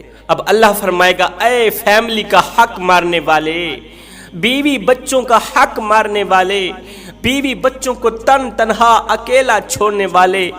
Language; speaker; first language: Urdu; native; Urdu